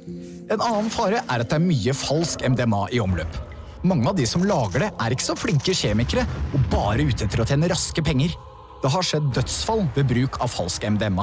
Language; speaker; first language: Norwegian; native; Norwegian